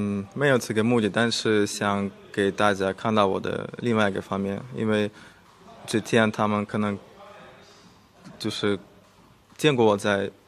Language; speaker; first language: Chinese; non-native, fluent; Russian